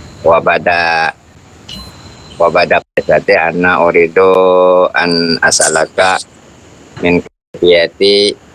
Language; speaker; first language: Arabic; non-native, learner; Indonesian